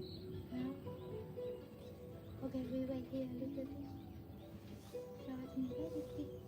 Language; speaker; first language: English; non-native, learner; Vietnamese